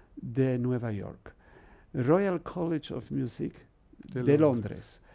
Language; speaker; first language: Spanish; non-native, fluent; Polish